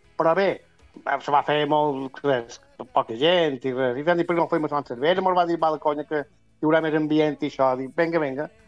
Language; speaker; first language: Catalan; native; Catalan